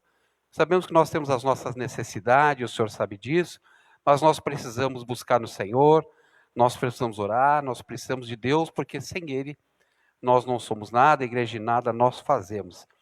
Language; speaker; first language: Portuguese; native; Portuguese